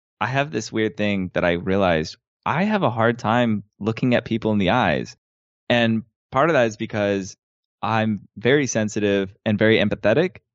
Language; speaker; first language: English; native; English